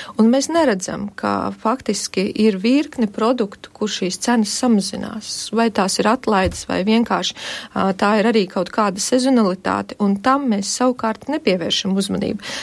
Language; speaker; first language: Latvian; native; Latvian